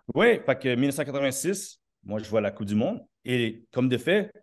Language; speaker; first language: French; native; French